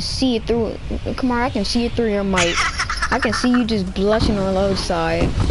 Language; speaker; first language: English; native; English